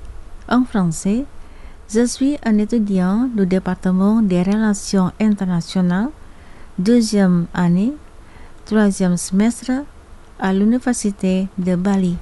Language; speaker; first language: French; non-native, fluent; Indonesian